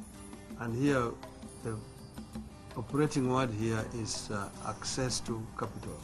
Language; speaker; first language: English; non-native, local second language; Luo (Kenya and Tanzania)